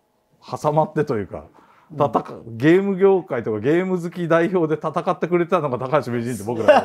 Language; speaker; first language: Japanese; native; Japanese